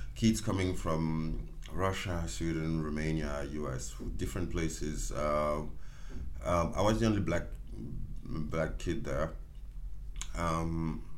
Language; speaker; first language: English; non-native, local second language; French